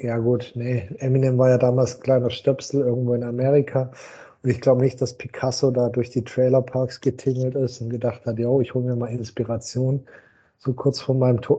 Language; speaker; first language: German; native; German